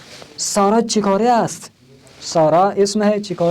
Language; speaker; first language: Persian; non-native, fluent; Urdu